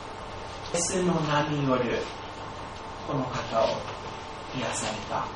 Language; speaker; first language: Japanese; non-native, fluent; English